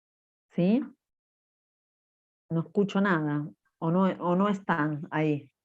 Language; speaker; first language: Spanish; native; Spanish